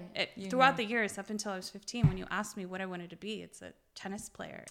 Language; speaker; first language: English; early bilingual, other home language; Armenian